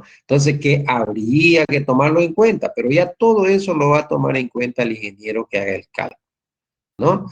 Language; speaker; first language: Spanish; native; Spanish